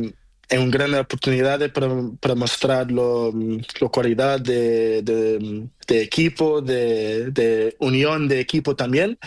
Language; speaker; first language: Spanish; non-native, learner; Portuguese